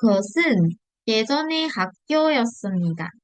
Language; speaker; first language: Korean; non-native, fluent; Indonesian